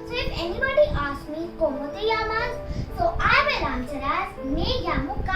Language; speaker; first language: Spanish; non-native, learner; Hindi